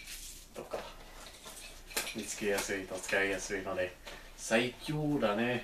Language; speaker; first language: Japanese; non-native, fluent; English